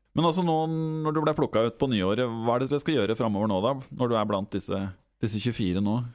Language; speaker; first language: Norwegian; native; Norwegian